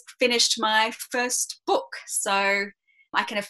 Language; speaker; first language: English; native; English